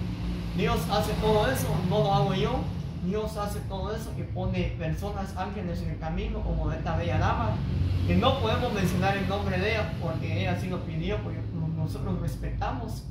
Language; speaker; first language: Spanish; native; Spanish